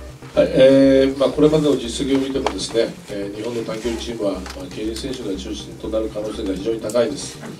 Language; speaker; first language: Japanese; native; Japanese